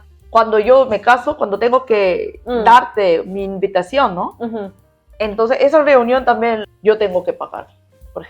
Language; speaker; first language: Spanish; non-native, learner; Korean